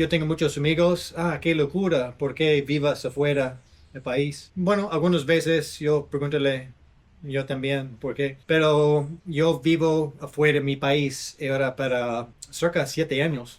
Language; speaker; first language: Spanish; non-native, learner; English